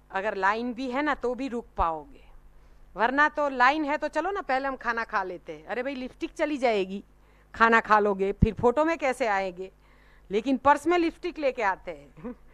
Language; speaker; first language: Hindi; non-native, local second language; Gujarati